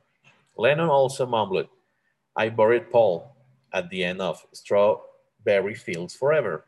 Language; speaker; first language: English; non-native, learner; Spanish